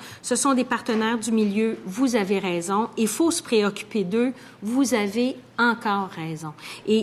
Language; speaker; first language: French; native; French